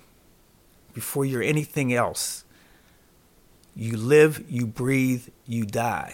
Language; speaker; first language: English; native; English